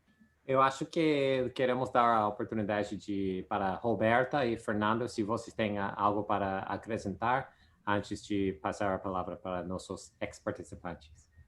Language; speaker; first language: Portuguese; non-native, fluent; English